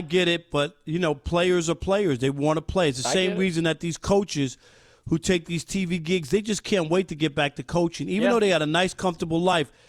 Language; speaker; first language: English; native; English